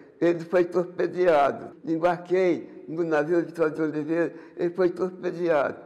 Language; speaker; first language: Portuguese; native; Portuguese